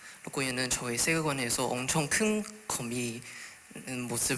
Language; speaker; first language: Korean; non-native, learner; Chinese